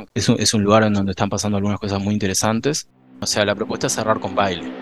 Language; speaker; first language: Spanish; native; Spanish